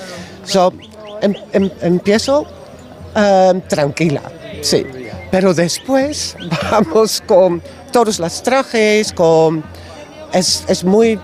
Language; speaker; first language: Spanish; non-native, learner; Dutch